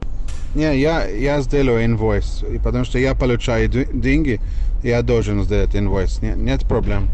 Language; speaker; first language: Russian; non-native, learner; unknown